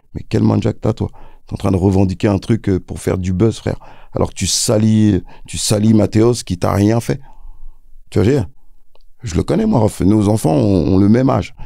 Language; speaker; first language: French; early bilingual, other home language; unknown